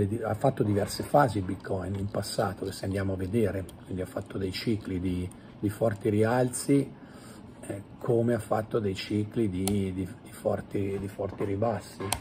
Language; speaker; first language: Italian; native; Italian